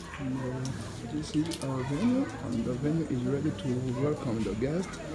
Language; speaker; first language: English; non-native, local second language; Rundi